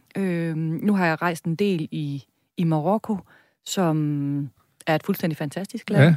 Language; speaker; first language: Danish; native; Danish